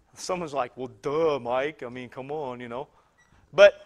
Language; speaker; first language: English; native; English